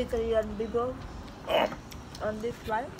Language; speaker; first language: English; non-native, learner; Vietnamese